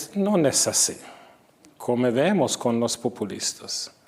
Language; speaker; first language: Spanish; non-native, fluent; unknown